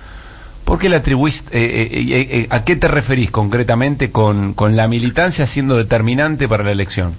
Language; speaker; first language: Spanish; native; Spanish